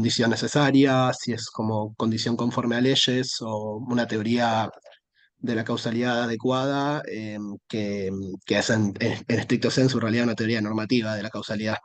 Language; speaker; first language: Spanish; native; Spanish